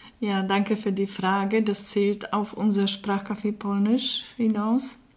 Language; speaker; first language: German; non-native, fluent; Polish